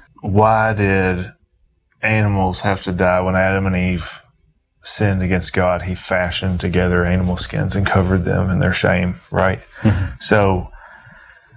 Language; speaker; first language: English; native; English